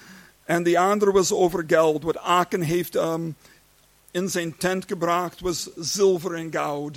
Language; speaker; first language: Dutch; non-native, learner; English